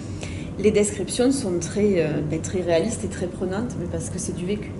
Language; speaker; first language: French; native; French